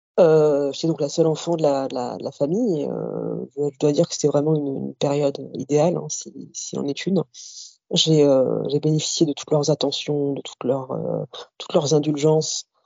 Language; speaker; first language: French; early bilingual, other home language; Kabyle